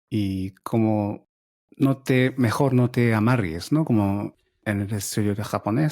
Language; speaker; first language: Spanish; non-native, learner; Japanese